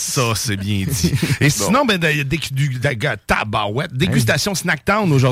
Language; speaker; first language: French; native; French